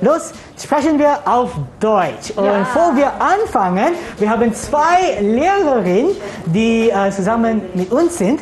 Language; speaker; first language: German; non-native, learner; Malay